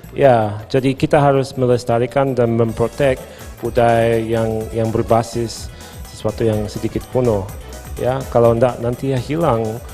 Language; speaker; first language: Indonesian; non-native, fluent; English